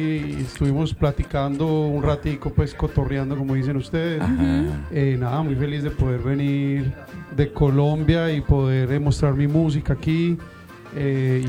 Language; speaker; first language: Spanish; native; Spanish